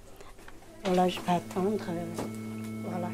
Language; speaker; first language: French; early bilingual, other home language; Portuguese